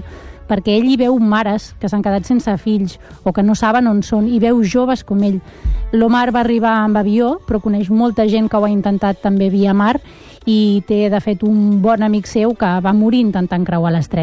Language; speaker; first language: Catalan; native; Catalan